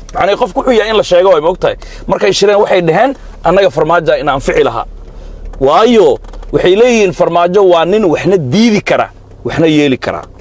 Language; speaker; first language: Somali; native; Somali